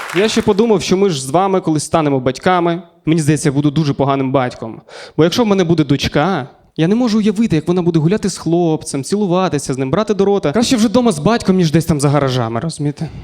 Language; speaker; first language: Ukrainian; native; Ukrainian